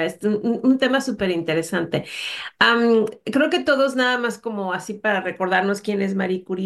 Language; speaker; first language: Spanish; native; Spanish